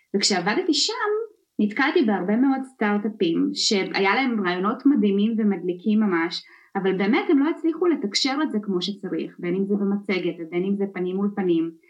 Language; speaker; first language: Hebrew; early bilingual, other home language; Russian